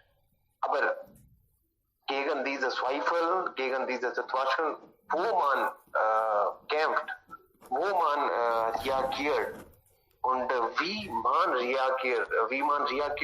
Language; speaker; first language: German; non-native, learner; Hindi